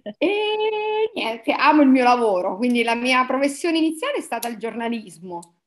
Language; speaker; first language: Italian; native; Italian